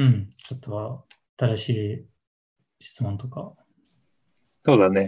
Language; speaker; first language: Japanese; non-native, learner; English